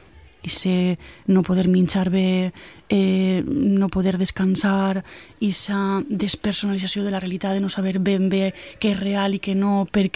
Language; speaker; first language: Catalan; native; Catalan